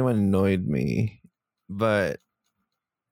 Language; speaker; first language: English; non-native, local second language; Filipino